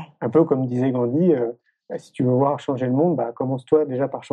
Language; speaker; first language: French; native; French